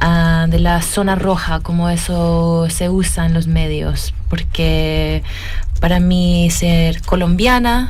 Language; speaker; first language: Spanish; early bilingual, heritage; Spanish